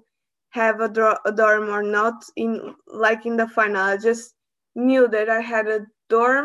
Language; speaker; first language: English; non-native, learner; Portuguese